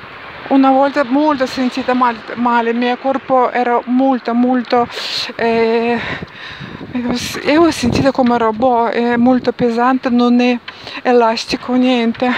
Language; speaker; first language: Italian; non-native, learner; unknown